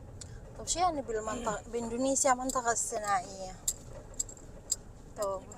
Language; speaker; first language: Arabic; non-native, fluent; Indonesian